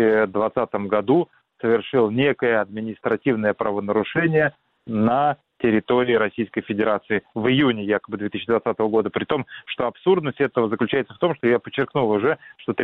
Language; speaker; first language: Russian; native; Russian